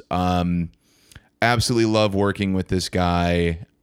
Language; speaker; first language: English; native; English